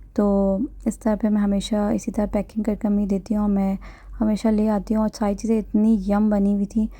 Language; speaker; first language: Urdu; native; Urdu